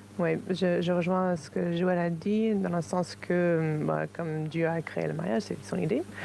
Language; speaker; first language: French; non-native, fluent; English